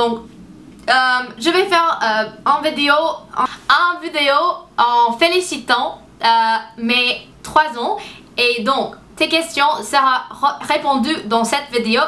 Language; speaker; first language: French; non-native, fluent; English